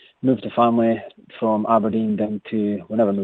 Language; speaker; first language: English; native; English